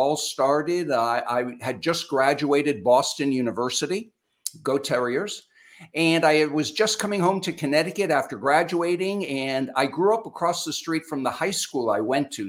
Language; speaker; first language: English; native; English